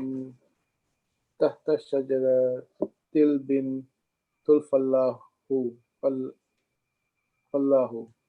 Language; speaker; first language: Arabic; non-native, learner; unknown